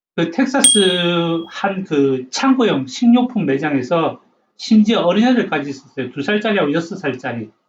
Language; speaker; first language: Korean; native; Korean